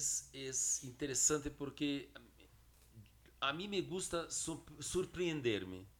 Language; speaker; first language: Spanish; non-native, fluent; Portuguese